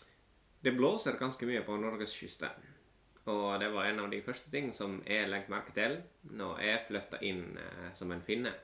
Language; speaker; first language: Norwegian; non-native, fluent; Finnish